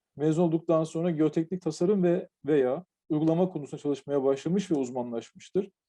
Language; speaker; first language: Turkish; native; Turkish